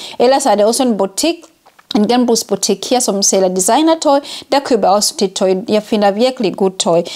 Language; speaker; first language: Danish; non-native, fluent; Ganda